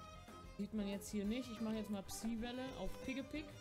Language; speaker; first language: German; native; German